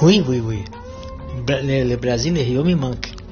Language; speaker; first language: French; non-native, fluent; Portuguese